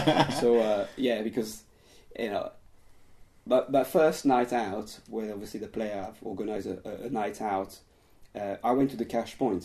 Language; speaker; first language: English; non-native, fluent; French